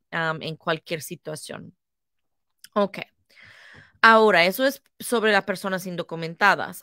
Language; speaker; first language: Spanish; non-native, fluent; English